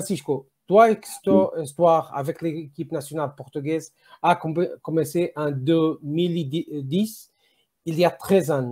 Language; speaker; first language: French; non-native, learner; Portuguese